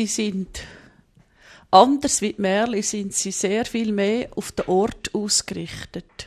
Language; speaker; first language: German; native; German